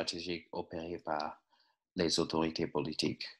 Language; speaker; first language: French; non-native, fluent; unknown